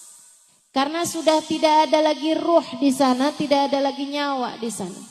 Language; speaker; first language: Indonesian; native; Indonesian